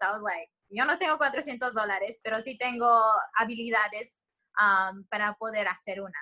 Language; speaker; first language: Spanish; early bilingual, heritage; Spanish